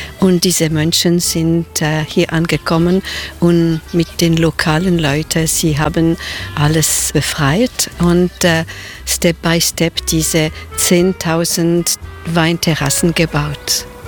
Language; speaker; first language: German; non-native, local second language; French